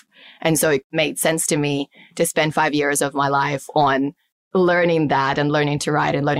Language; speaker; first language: English; non-native, fluent; Russian